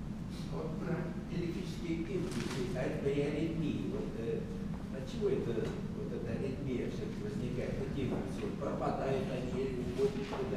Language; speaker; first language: Russian; native; Russian